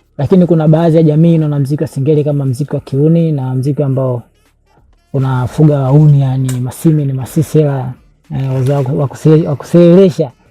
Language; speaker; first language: Swahili; native; Swahili